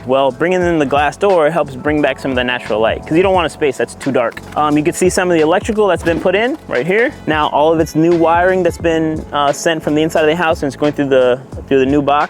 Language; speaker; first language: English; native; English